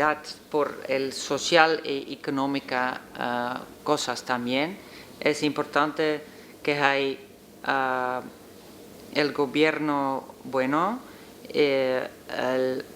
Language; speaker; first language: Spanish; non-native, learner; Dutch